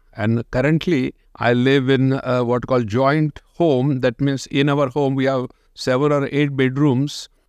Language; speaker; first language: English; non-native, local second language; Marathi